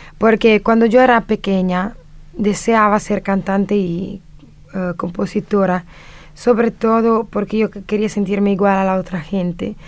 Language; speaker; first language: Spanish; non-native, fluent; Italian